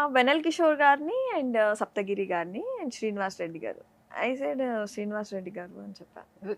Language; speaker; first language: Telugu; native; Telugu